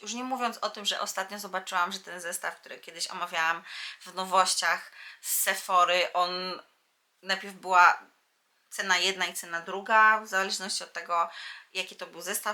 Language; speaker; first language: Polish; native; Polish